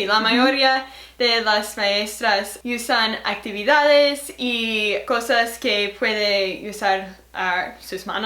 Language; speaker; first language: Spanish; non-native, learner; English